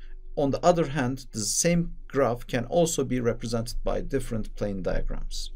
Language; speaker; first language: English; non-native, fluent; Turkish